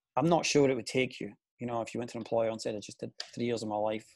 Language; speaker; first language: English; native; English